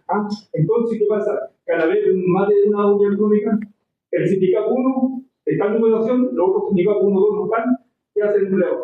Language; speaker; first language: Spanish; native; Spanish